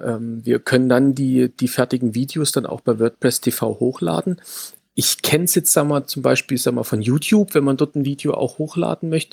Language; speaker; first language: German; native; German